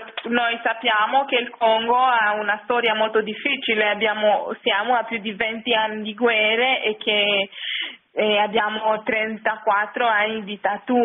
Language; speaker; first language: Italian; non-native, fluent; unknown